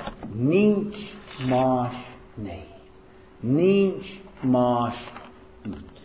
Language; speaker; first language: Hungarian; non-native, fluent; English